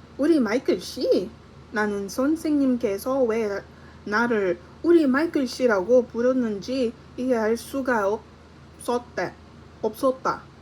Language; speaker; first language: Korean; non-native, learner; English